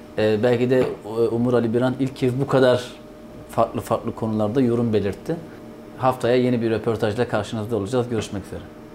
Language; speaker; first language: Turkish; native; Turkish